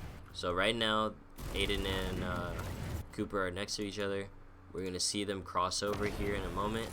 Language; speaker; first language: English; native; English